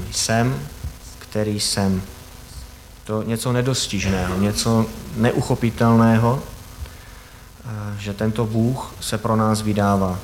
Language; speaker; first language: Czech; native; Czech